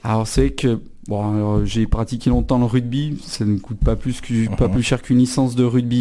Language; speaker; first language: French; native; French